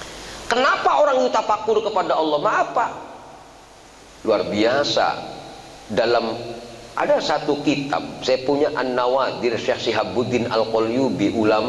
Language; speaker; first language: Indonesian; native; Indonesian